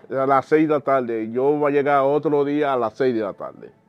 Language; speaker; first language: Spanish; non-native, learner; Haitian Creole